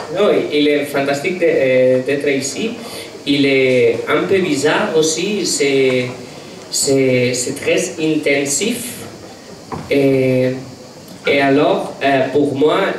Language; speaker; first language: French; non-native, learner; Catalan